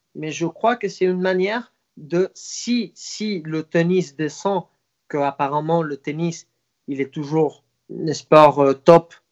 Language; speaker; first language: French; non-native, fluent; Spanish